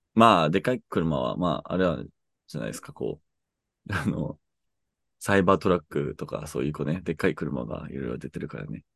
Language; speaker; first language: Japanese; non-native, fluent; English